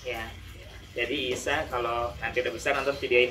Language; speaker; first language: Indonesian; native; Indonesian